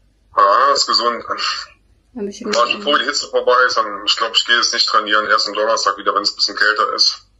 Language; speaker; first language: German; native; German